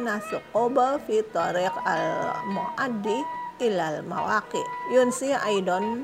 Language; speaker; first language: Arabic; non-native, fluent; Indonesian